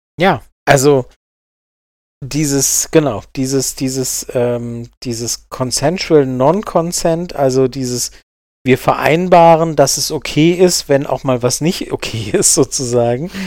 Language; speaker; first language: German; native; German